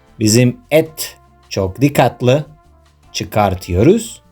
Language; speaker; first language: Turkish; non-native, learner; Spanish